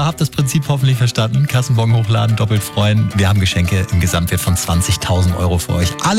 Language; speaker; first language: German; native; German